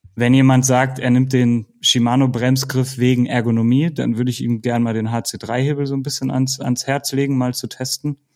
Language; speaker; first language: German; native; German